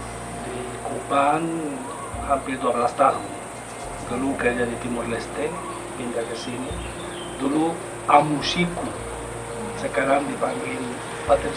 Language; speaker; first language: Indonesian; non-native, fluent; Spanish